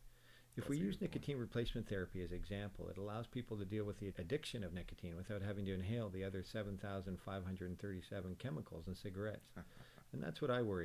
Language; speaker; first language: English; native; English